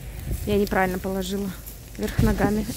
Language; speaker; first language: Russian; native; Russian